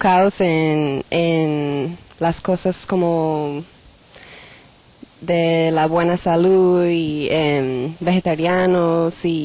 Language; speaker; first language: Spanish; non-native, fluent; English